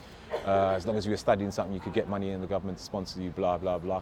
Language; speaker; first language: English; native; English